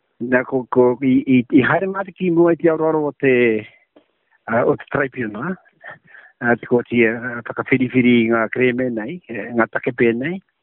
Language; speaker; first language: Māori; native; Māori